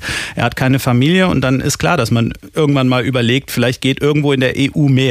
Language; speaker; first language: German; native; German